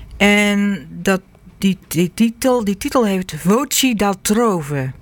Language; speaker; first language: Dutch; native; Dutch